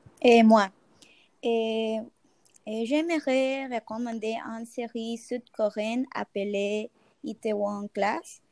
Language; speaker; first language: French; non-native, fluent; Spanish